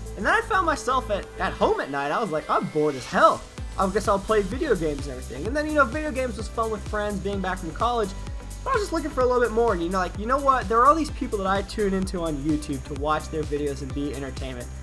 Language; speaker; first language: English; native; English